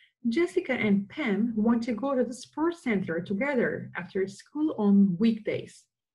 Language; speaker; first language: English; non-native, fluent; Turkish